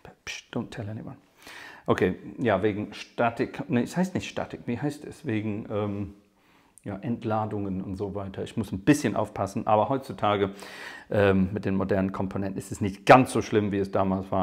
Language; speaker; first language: German; non-native, fluent; English